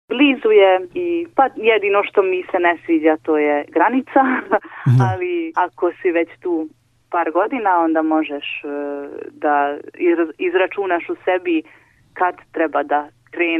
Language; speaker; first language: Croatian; non-native, local second language; Hungarian